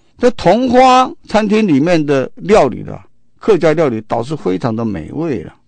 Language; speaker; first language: Chinese; non-native, local second language; Min Nan Chinese